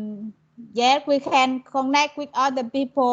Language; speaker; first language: English; non-native, learner; Vietnamese